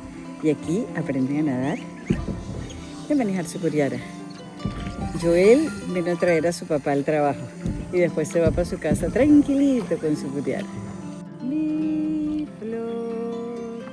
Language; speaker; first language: Spanish; native; Spanish